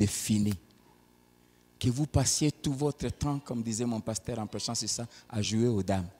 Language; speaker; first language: French; non-native, local second language; Lingala